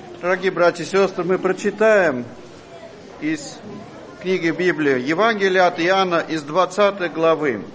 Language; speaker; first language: Russian; non-native, fluent; Armenian